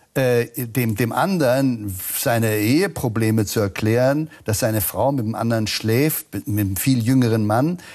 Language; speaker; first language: German; native; German